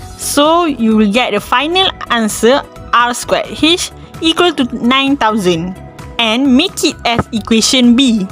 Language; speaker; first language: English; non-native, local second language; Malay